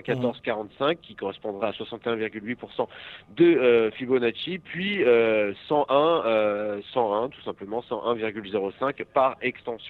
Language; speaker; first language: French; native; French